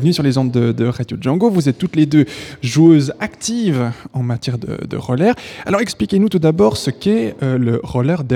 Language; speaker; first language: French; native; French